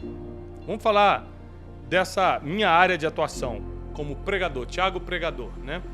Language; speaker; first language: Portuguese; native; Portuguese